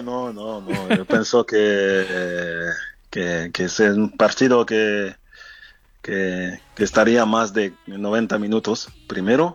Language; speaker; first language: Spanish; non-native, fluent; French